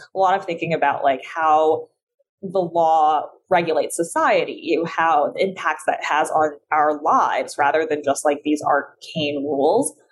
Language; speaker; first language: English; early bilingual, other home language; Chinese